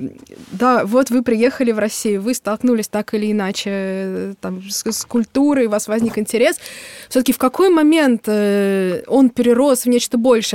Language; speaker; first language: Russian; native; Russian